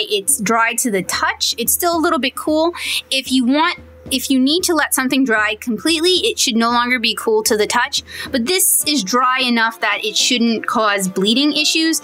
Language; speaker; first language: English; native; English